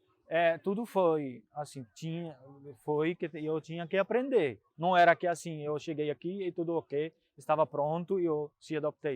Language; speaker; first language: Portuguese; non-native, fluent; Punjabi